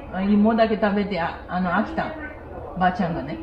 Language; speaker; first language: Japanese; non-native, fluent; Portuguese